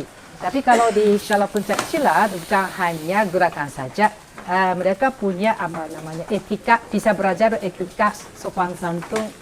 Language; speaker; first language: Indonesian; non-native, fluent; Japanese